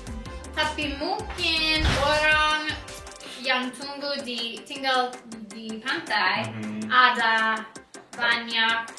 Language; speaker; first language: Indonesian; non-native, learner; English